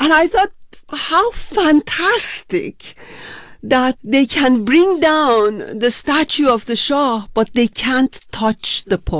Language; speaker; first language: English; non-native, fluent; Persian